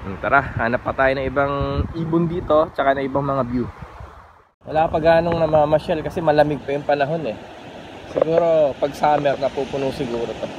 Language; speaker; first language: Filipino; native; Filipino